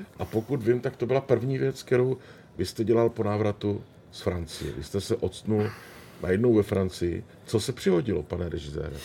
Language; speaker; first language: Czech; native; Czech